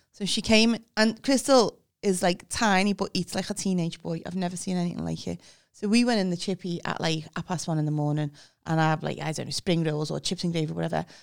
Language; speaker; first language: English; native; English